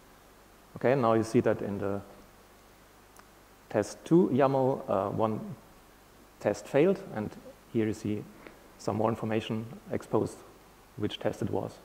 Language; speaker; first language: English; non-native, fluent; German